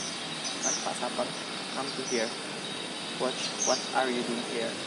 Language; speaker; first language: English; non-native, learner; Indonesian